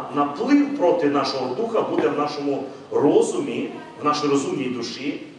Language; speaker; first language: Ukrainian; non-native, local second language; Russian